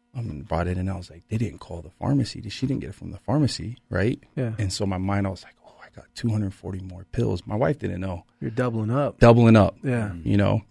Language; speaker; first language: English; native; English